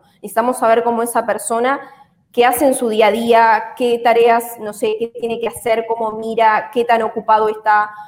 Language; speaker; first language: Spanish; native; Spanish